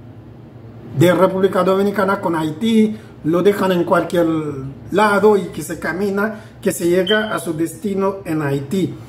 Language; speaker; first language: Spanish; non-native, fluent; Haitian Creole